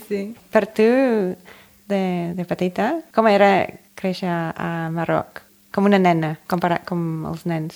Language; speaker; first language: Catalan; non-native, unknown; English